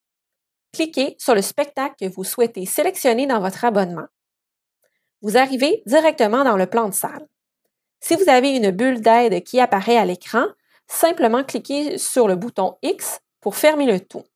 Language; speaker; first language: French; native; French